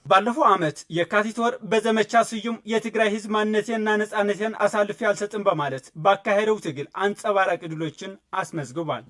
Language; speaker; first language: Amharic; non-native, local second language; Tigrinya